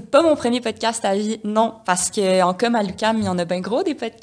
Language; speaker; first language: French; native; French